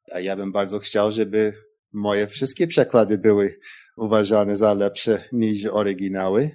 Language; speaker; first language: Polish; non-native, fluent; English